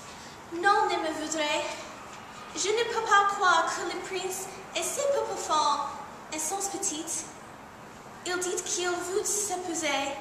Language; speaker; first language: French; non-native, learner; English